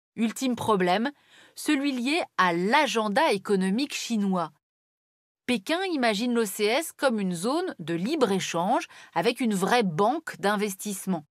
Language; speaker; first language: French; native; French